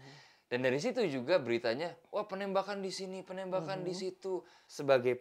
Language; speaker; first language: Indonesian; native; Indonesian